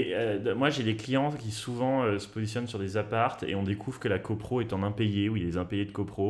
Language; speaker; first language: French; native; French